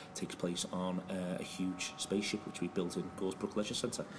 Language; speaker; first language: English; native; English